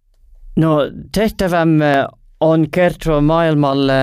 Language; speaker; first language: Finnish; non-native, learner; English